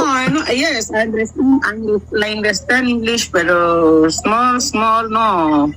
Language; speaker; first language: English; non-native, learner; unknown